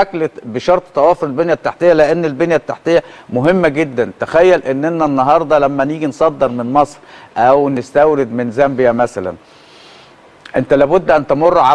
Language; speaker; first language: Arabic; native; Arabic